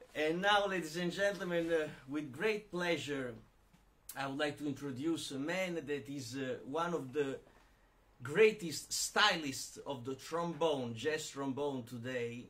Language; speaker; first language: English; non-native, fluent; Italian